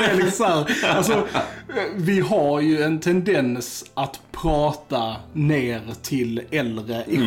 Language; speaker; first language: Swedish; native; Swedish